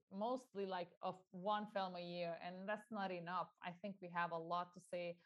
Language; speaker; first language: English; non-native, fluent; Albanian